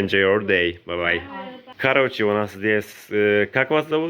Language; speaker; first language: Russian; non-native, learner; Turkish